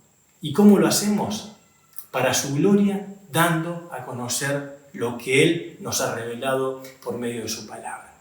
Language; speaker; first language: Spanish; native; Spanish